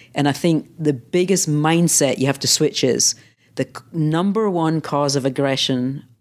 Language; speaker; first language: English; native; English